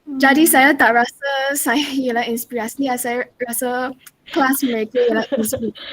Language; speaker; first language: Malay; non-native, local second language; Chinese